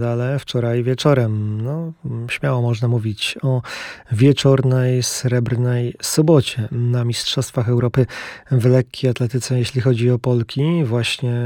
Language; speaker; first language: Polish; native; Polish